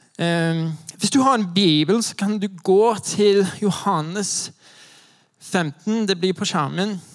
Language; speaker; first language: Norwegian; non-native, fluent; English